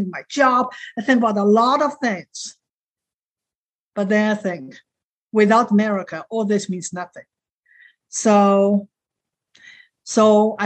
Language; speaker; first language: English; non-native, fluent; Chinese